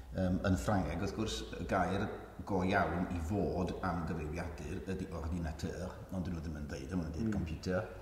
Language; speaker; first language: Welsh; native; Welsh